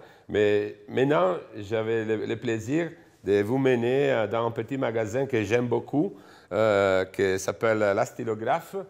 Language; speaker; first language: French; non-native, fluent; Italian